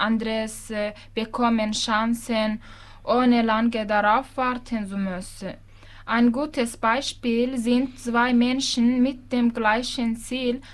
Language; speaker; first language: German; non-native, fluent; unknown